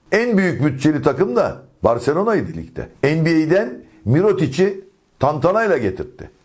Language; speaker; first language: Turkish; native; Turkish